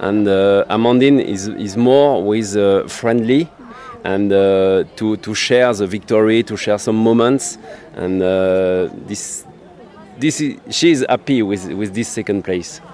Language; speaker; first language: English; non-native, learner; French